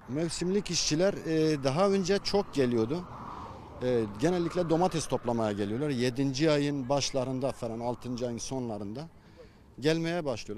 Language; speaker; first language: Turkish; native; Turkish